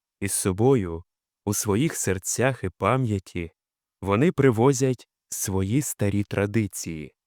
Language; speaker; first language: Ukrainian; native; Ukrainian